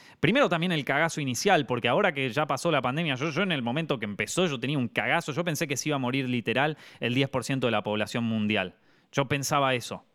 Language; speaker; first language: Spanish; native; Spanish